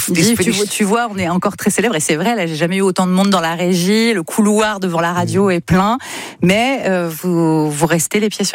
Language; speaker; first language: French; native; French